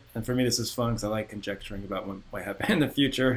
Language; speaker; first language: English; native; English